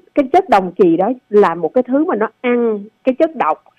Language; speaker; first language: Vietnamese; native; Vietnamese